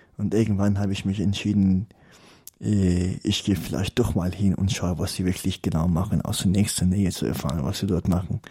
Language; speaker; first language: German; non-native, fluent; Persian